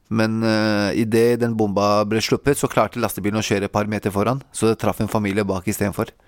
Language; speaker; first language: Norwegian; early bilingual, other home language; Kurdish